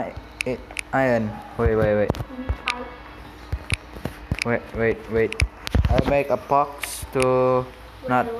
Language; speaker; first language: English; non-native, learner; Indonesian